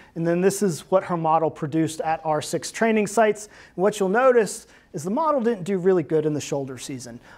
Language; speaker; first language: English; native; English